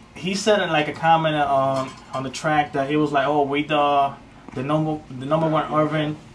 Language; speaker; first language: English; native; English